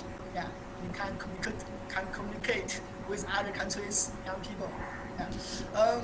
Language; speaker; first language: English; non-native, learner; Chinese